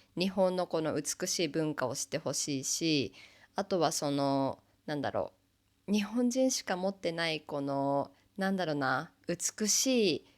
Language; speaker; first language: Japanese; native; Japanese